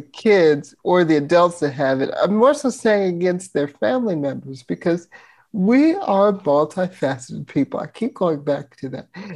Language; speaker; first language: English; native; English